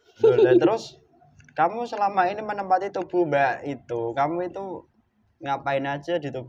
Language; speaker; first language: Indonesian; native; Indonesian